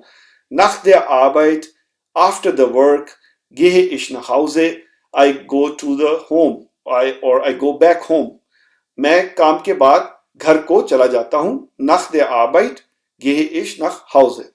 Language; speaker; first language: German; non-native, fluent; Hindi